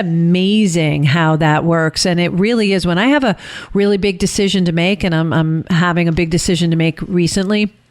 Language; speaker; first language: English; native; English